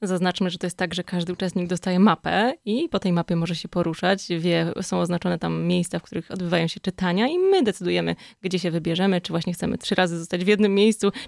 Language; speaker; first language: Polish; native; Polish